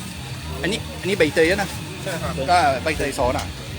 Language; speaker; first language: Thai; non-native, learner; French